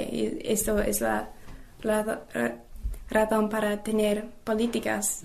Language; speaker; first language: Spanish; non-native, learner; English